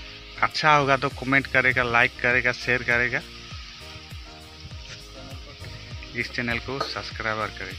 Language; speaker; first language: Hindi; non-native, local second language; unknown